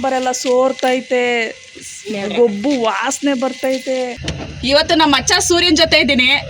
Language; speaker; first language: Kannada; native; Kannada